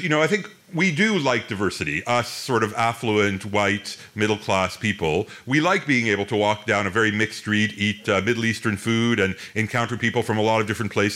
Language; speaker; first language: English; native; English